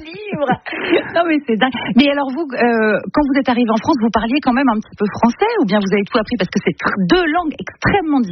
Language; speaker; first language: French; native; French